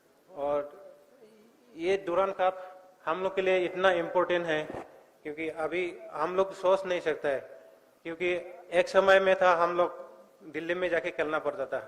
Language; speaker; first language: Hindi; non-native, local second language; Bodo